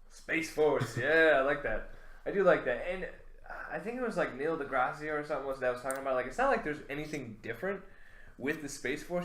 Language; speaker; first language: English; native; English